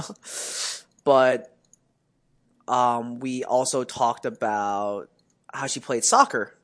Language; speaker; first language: English; native; English